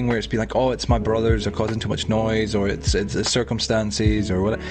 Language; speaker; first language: English; native; English